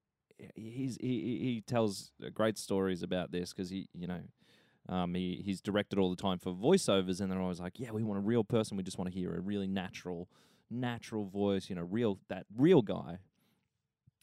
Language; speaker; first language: English; native; English